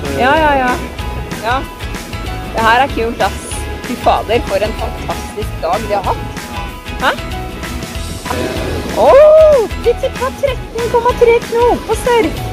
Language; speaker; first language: Norwegian; native; Norwegian